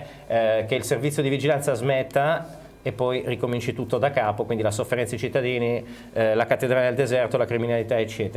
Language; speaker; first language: Italian; native; Italian